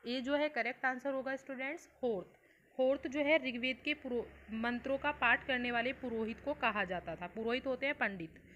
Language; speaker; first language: Hindi; native; Hindi